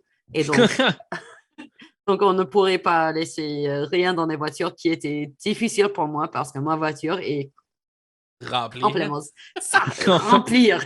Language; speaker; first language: French; non-native, fluent; English